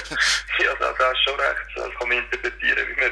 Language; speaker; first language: German; native; German